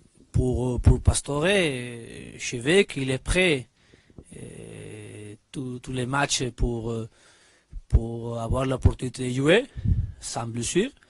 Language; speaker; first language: French; non-native, learner; Spanish